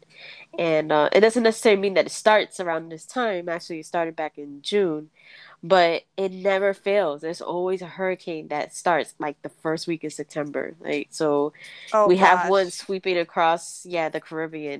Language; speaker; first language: English; native; English